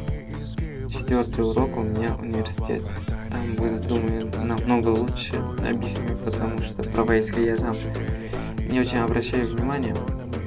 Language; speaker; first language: Russian; non-native, fluent; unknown